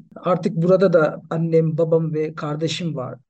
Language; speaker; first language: Turkish; non-native, fluent; Nepali